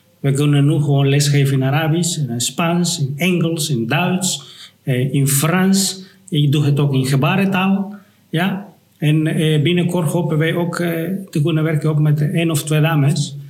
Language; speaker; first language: Dutch; non-native, fluent; Spanish